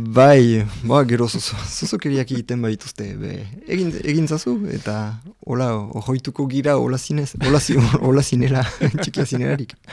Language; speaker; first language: Basque; non-native, local second language; French